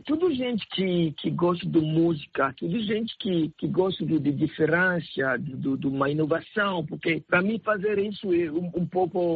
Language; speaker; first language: Portuguese; non-native, learner; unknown